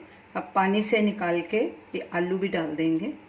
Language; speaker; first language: Hindi; native; Hindi